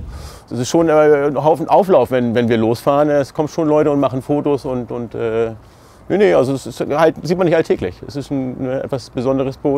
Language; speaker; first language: German; native; German